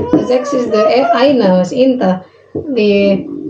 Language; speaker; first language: German; non-native, learner; Indonesian